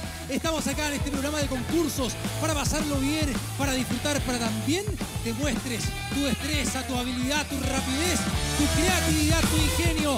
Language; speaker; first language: Spanish; native; Spanish